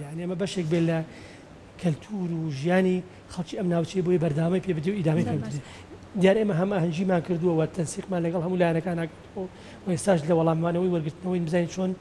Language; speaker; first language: Central Kurdish; native; Central Kurdish